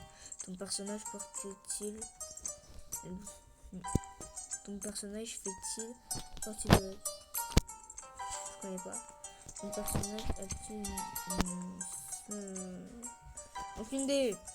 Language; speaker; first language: French; early bilingual, other home language; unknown